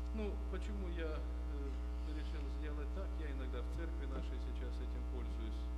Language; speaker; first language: Russian; native; Russian